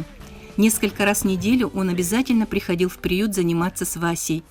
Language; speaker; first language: Russian; native; Russian